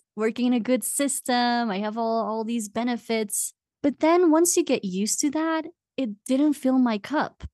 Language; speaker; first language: English; non-native, fluent; Dutch